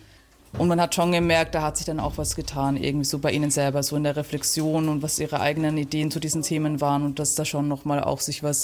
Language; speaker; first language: German; native; German